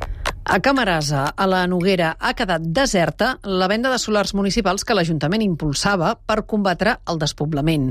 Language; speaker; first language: Catalan; native; Catalan